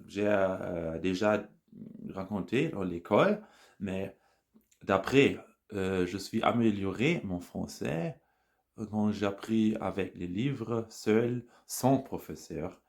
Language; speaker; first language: French; non-native, learner; German